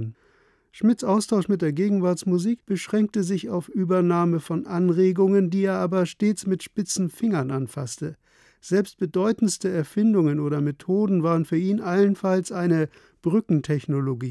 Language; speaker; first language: German; native; German